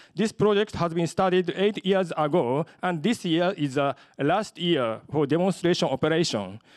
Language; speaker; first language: English; non-native, fluent; Japanese